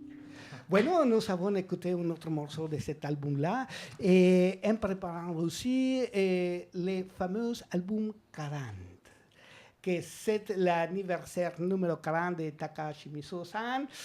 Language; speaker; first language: French; non-native, learner; Spanish